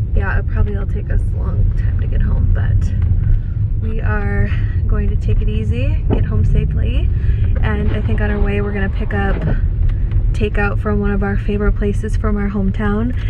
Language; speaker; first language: English; native; English